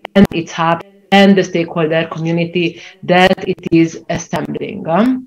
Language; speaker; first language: English; non-native, fluent; Ukrainian